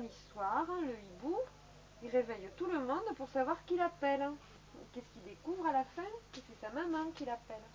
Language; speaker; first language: French; native; French